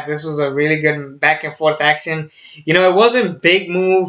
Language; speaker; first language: English; native; English